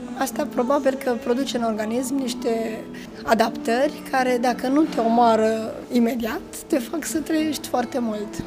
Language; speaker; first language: Romanian; native; Romanian